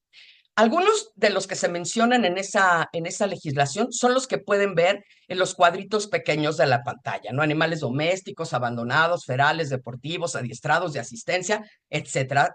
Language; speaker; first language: Spanish; native; Spanish